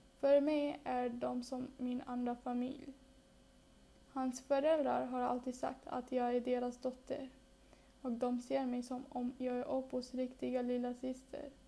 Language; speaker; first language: Swedish; early bilingual, other home language; Bangla